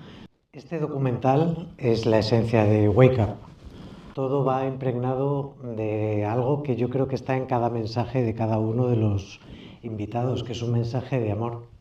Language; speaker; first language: Spanish; native; Spanish